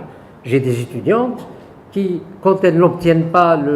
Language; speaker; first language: French; non-native, local second language; Arabic